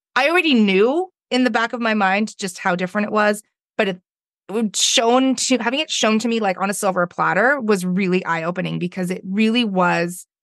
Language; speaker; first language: English; native; English